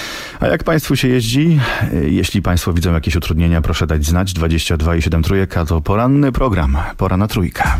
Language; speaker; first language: Polish; native; Polish